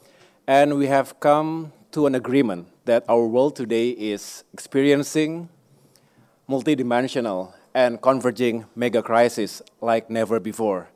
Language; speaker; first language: English; non-native, fluent; Indonesian